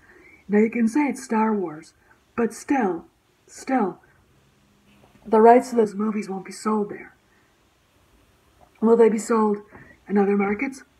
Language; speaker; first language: English; native; English